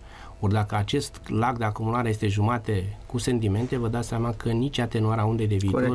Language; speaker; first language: Romanian; native; Romanian